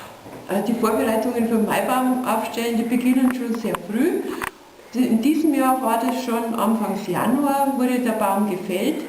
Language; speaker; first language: German; native; German